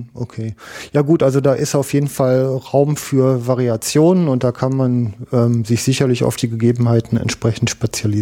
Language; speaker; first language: German; native; German